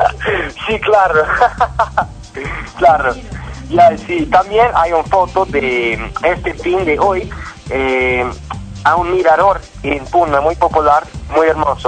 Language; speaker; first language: Spanish; non-native, learner; English